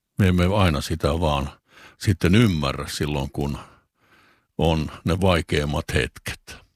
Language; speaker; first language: Finnish; native; Finnish